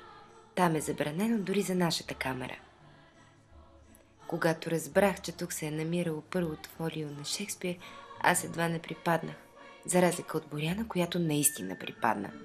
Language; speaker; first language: Bulgarian; native; Bulgarian